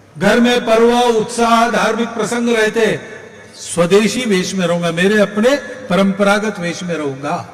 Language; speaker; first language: Hindi; non-native, local second language; Marathi